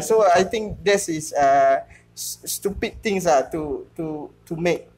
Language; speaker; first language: English; non-native, local second language; Malay